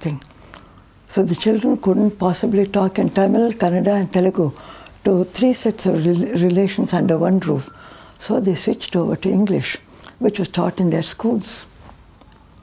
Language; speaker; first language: English; non-native, local second language; Tamil